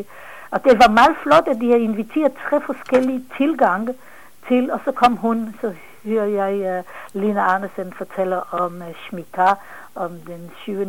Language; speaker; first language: Danish; non-native, fluent; Hebrew